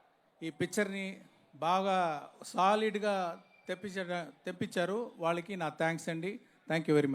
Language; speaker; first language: Telugu; non-native, learner; Tamil